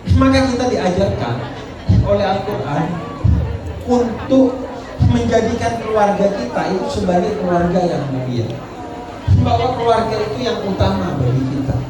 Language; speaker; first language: Indonesian; non-native, local second language; Madurese